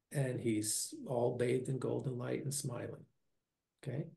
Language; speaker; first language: English; native; English